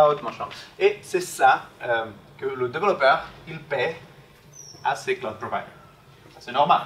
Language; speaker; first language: French; non-native, fluent; Spanish